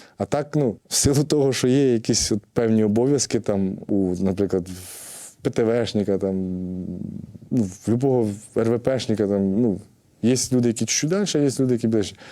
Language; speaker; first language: Ukrainian; native; Ukrainian